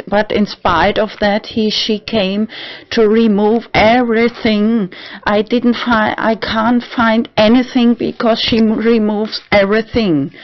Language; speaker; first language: English; non-native, learner; German